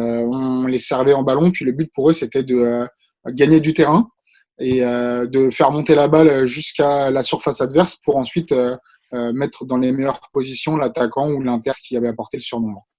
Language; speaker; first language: French; native; French